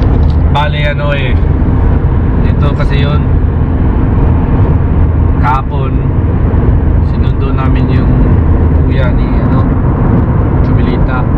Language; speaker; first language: Filipino; non-native, local second language; Cebuano